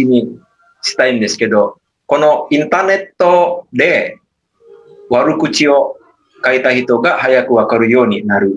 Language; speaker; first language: Japanese; non-native, fluent; Indonesian